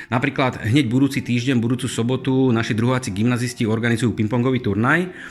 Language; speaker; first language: Slovak; native; Slovak